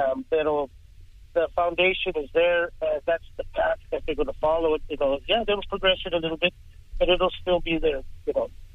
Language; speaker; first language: English; early bilingual, other home language; Spanish